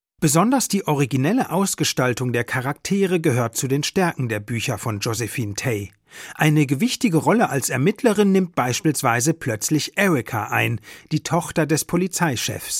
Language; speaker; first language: German; native; German